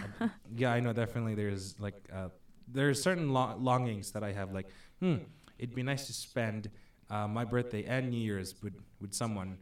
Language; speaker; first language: English; non-native, local second language; Filipino